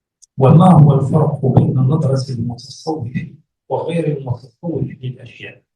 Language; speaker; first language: Arabic; native; Arabic